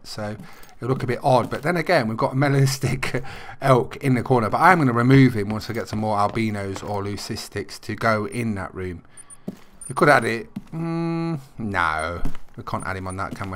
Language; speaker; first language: English; native; English